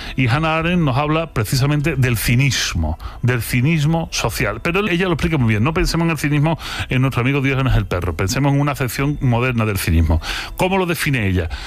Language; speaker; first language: Spanish; native; Spanish